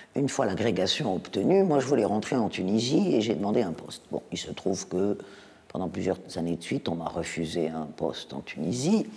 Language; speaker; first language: French; native; French